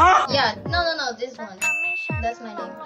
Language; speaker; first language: English; non-native, learner; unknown